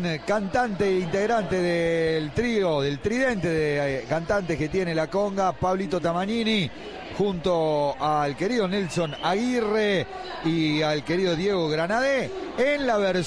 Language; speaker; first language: Spanish; native; Spanish